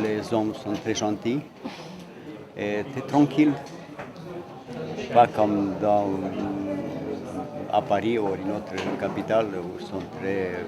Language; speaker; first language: French; non-native, fluent; Romanian